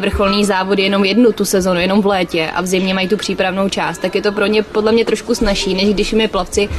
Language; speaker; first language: Czech; native; Czech